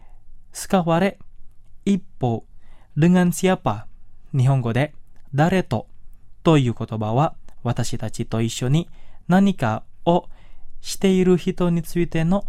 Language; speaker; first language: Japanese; non-native, fluent; Indonesian